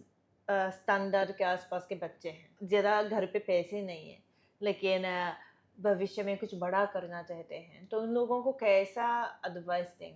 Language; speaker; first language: Hindi; non-native, fluent; Japanese